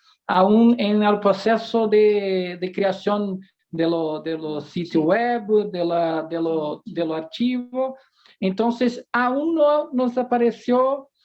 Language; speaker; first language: Spanish; non-native, fluent; Portuguese